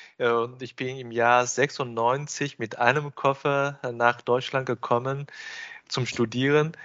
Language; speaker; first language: German; non-native, fluent; Chinese